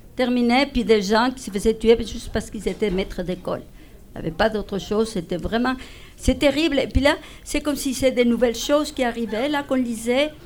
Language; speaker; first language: French; non-native, fluent; Spanish